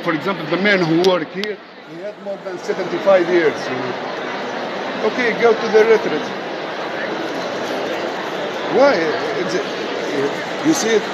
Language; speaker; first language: English; non-native, learner; Arabic